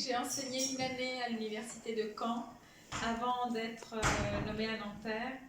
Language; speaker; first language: French; early bilingual, other home language; Spanish